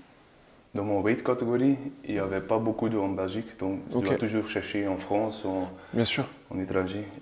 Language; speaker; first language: French; non-native, learner; Dutch